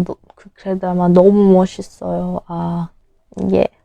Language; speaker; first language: Korean; non-native, learner; English